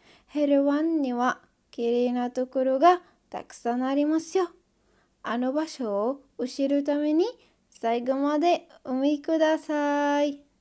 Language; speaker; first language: Japanese; non-native, learner; Arabic